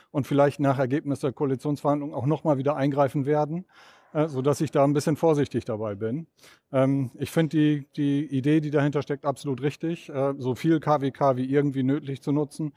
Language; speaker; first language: German; native; German